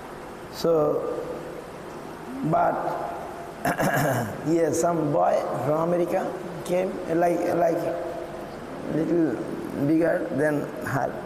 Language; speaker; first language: English; non-native, local second language; Bangla